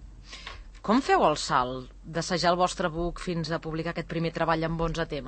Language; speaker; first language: Catalan; native; Catalan